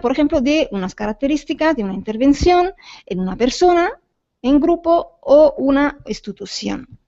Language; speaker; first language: Spanish; native; Spanish